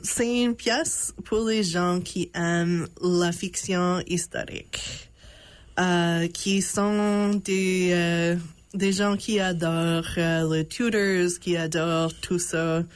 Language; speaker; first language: French; non-native, local second language; English